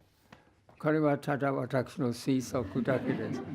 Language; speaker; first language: Japanese; non-native, fluent; English